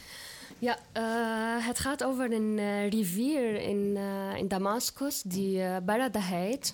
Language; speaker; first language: Dutch; non-native, fluent; Arabic